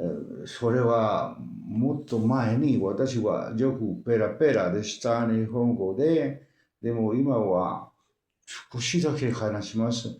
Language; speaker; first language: Japanese; non-native, learner; Spanish